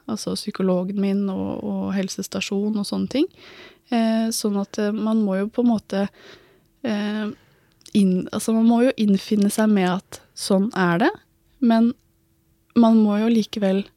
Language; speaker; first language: Norwegian; native; Norwegian